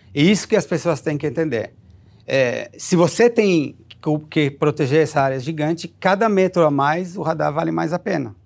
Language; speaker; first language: Portuguese; non-native, fluent; Hebrew